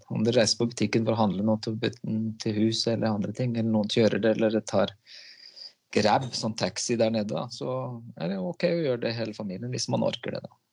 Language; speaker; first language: Norwegian; native; Norwegian